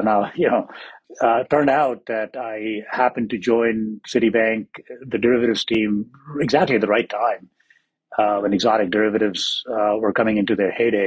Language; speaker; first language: English; non-native, local second language; Hindi